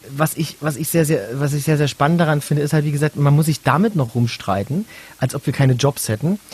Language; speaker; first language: German; native; German